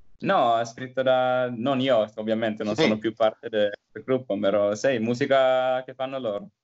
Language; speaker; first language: Italian; non-native, learner; Finnish